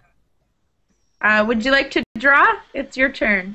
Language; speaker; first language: English; native; English